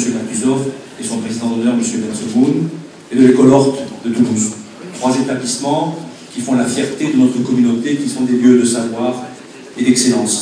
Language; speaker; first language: French; native; French